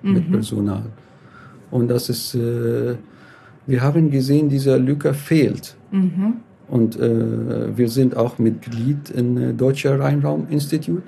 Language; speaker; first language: German; non-native, fluent; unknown